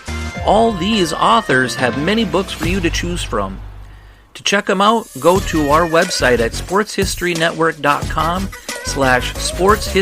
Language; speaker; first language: English; native; English